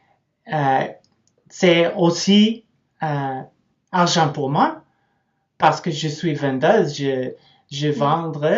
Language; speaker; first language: French; non-native, learner; English